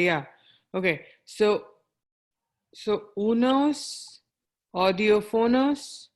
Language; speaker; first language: Spanish; non-native, learner; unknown